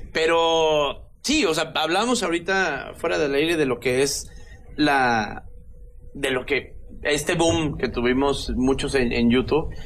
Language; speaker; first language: Spanish; native; Spanish